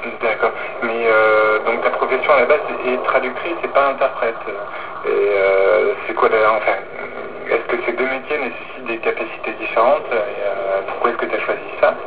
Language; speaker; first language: French; native; French